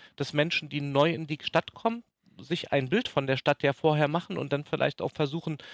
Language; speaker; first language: German; native; German